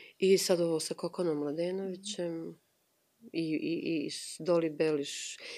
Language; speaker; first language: Croatian; native; Croatian